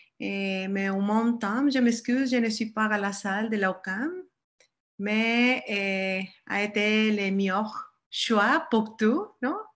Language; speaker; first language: French; non-native, learner; Spanish